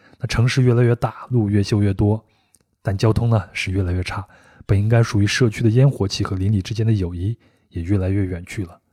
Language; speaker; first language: Chinese; native; Chinese